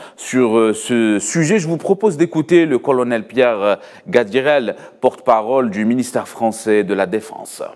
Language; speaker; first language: French; non-native, local second language; Arabic